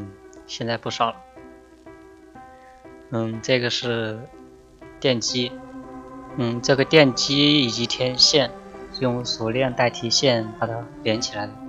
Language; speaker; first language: Chinese; native; Chinese